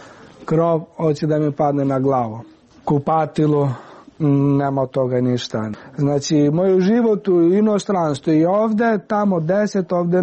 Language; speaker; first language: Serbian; non-native, local second language; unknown